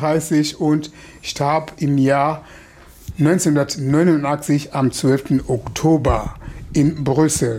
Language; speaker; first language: German; non-native, fluent; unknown